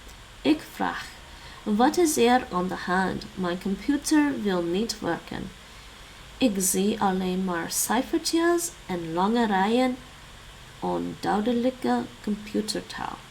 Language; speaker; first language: Dutch; non-native, learner; English